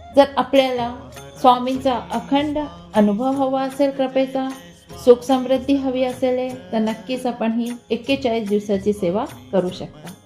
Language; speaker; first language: Marathi; non-native, local second language; Hindi